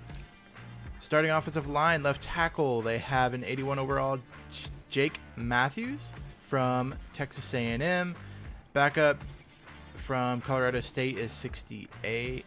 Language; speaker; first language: English; native; English